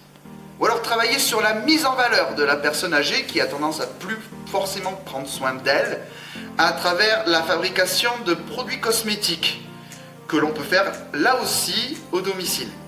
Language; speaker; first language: French; native; French